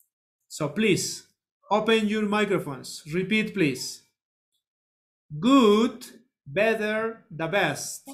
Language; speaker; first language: English; non-native, learner; Spanish